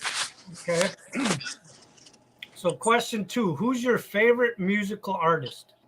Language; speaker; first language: English; native; English